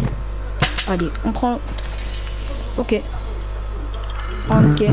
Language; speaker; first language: French; native; French